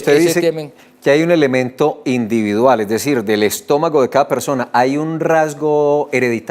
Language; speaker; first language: Spanish; native; Spanish